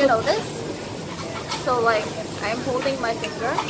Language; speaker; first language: English; non-native, fluent; Korean